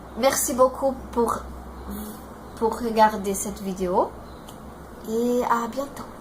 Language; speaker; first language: French; non-native, learner; Portuguese